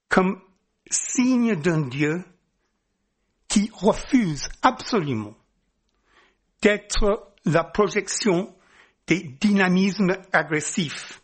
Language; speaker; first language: French; non-native, fluent; English